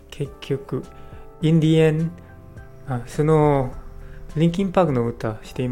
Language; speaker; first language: Japanese; non-native, learner; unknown